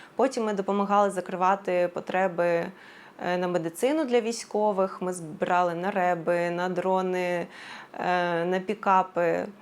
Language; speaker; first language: Ukrainian; native; Ukrainian